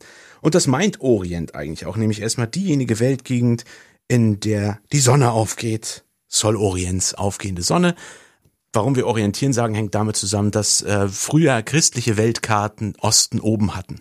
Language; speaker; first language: German; native; German